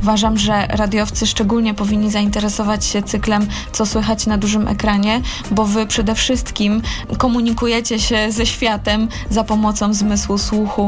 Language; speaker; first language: Polish; native; Polish